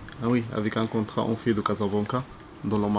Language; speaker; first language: French; non-native, learner; Arabic